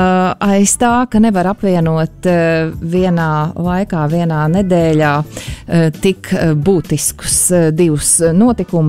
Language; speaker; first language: Latvian; native; Latvian